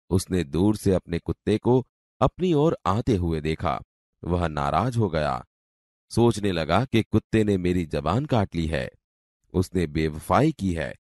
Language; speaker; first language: Hindi; non-native, local second language; Gujarati